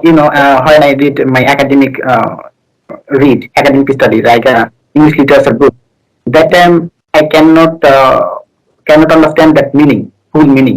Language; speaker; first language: English; non-native, learner; Bangla